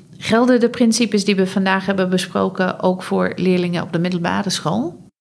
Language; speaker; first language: Dutch; non-native, fluent; English